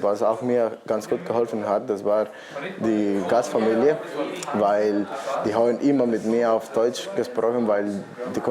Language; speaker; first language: German; non-native, fluent; Spanish